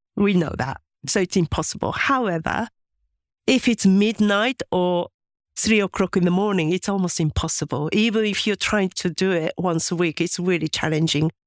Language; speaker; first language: English; non-native, fluent; Japanese